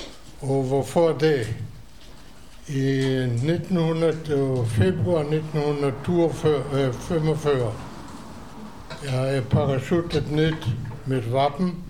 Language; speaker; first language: Danish; non-native, fluent; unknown